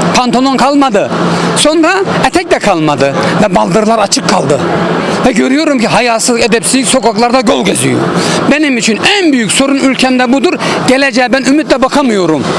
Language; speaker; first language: Turkish; native; Turkish